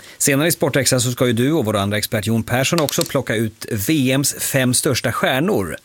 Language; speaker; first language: Swedish; native; Swedish